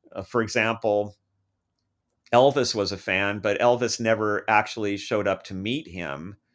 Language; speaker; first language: English; native; English